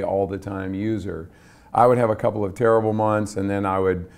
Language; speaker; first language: English; native; English